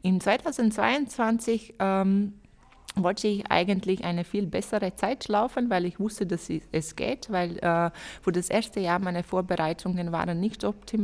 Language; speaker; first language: German; non-native, fluent; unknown